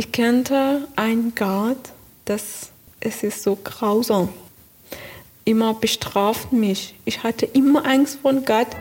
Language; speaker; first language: German; non-native, learner; Persian